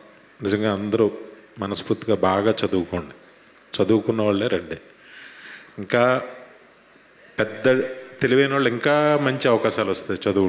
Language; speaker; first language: Telugu; native; Telugu